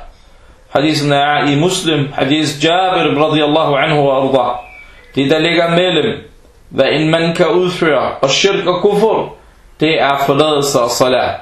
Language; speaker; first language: Danish; non-native, local second language; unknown